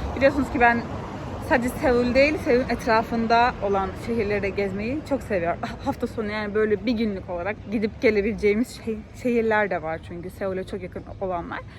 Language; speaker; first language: Turkish; native; Turkish